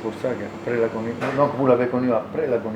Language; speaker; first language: French; non-native, learner; Italian